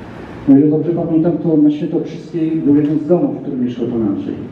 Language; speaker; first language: Polish; native; Polish